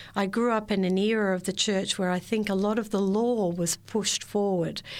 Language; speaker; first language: English; native; English